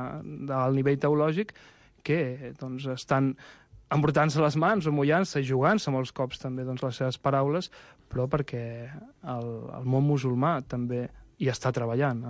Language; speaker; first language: Catalan; native; Catalan